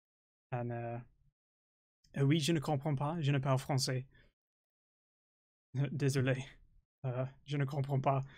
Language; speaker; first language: French; non-native, learner; English